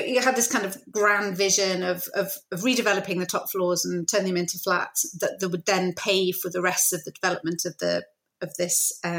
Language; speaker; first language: English; native; English